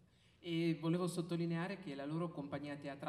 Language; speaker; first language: Italian; native; Italian